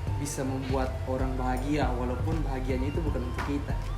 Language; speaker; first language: Indonesian; native; Indonesian